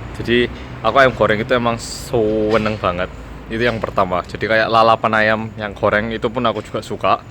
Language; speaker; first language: Indonesian; early bilingual, other home language; Korean